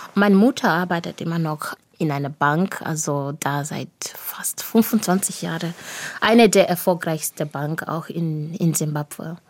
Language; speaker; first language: German; non-native, fluent; Shona